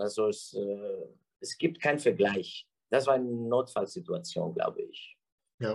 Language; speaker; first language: German; non-native, fluent; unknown